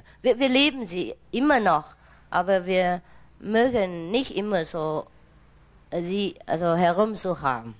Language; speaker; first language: German; non-native, fluent; Vietnamese